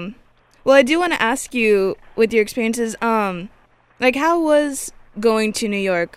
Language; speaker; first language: English; native; English